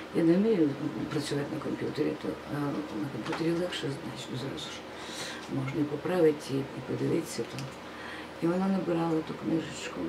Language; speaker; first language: Ukrainian; non-native, local second language; Russian